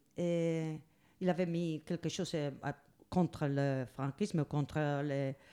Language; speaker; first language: French; non-native, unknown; Spanish